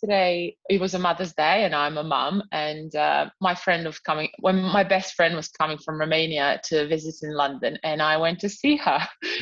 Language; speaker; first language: English; non-native, fluent; Croatian